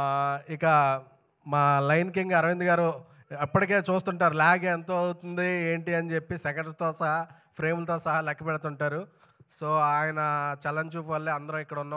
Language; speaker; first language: Telugu; native; Telugu